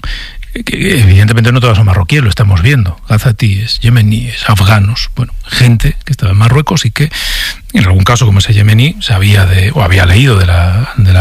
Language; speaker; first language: Spanish; native; Spanish